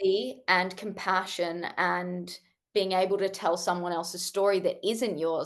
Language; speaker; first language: English; native; English